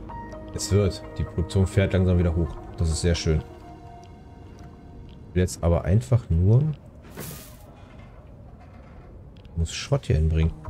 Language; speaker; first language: German; native; German